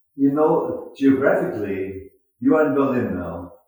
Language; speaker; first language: English; non-native, fluent; German